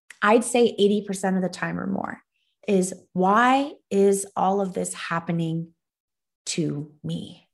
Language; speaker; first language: English; native; English